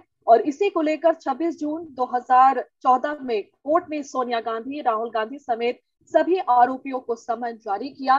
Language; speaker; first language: Hindi; native; Hindi